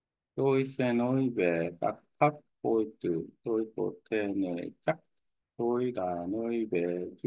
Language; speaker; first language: Vietnamese; non-native, learner; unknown